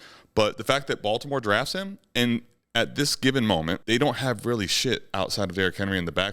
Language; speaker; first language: English; native; English